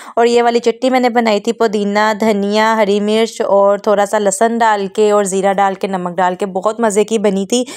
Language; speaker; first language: Urdu; non-native, local second language; Punjabi